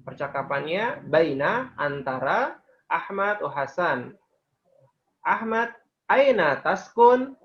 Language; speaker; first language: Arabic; non-native, fluent; Indonesian